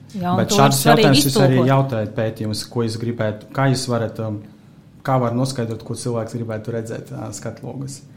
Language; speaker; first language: Latvian; non-native, local second language; Russian